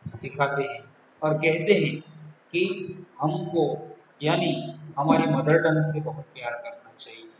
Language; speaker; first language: Hindi; non-native, local second language; Gujarati